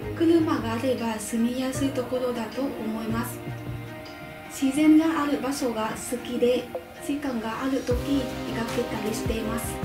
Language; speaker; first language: Japanese; non-native, fluent; Vietnamese